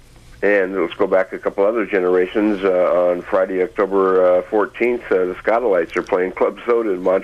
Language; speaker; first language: English; native; English